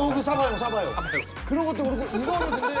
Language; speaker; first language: Korean; native; Korean